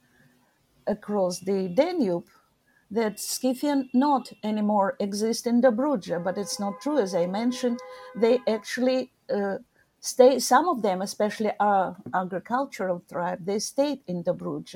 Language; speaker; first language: English; non-native, learner; Ukrainian